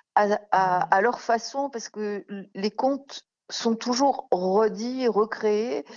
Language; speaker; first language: French; native; French